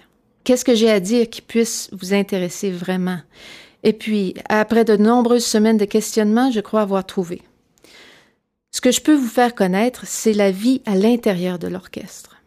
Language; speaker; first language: French; native; French